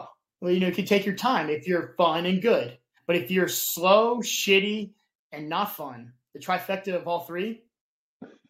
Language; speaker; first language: English; native; English